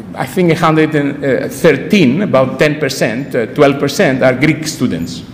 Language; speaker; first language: English; non-native, fluent; Greek